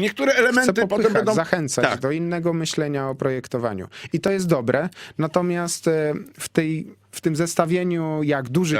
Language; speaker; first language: Polish; native; Polish